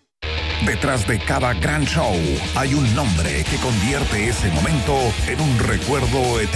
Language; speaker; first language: Spanish; native; Spanish